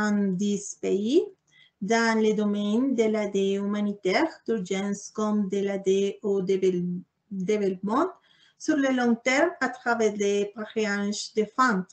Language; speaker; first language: French; non-native, learner; Spanish